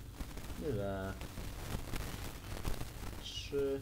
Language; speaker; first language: Polish; native; Polish